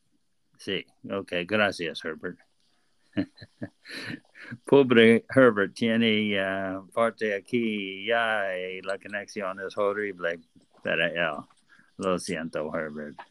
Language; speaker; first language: Spanish; non-native, learner; English